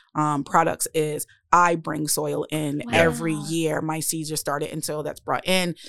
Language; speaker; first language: English; native; English